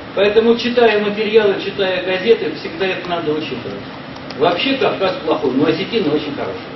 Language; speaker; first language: Russian; native; Russian